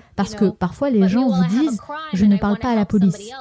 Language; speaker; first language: French; non-native, fluent; Greek